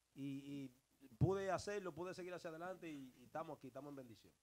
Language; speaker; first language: Spanish; early bilingual, heritage; Spanish